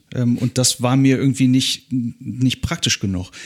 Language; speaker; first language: German; native; German